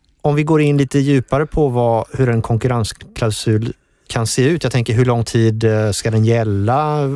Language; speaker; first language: Swedish; native; Swedish